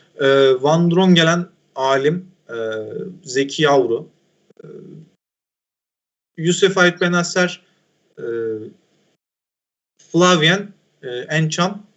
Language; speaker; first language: Turkish; native; Turkish